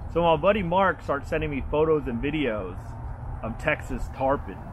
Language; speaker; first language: English; native; English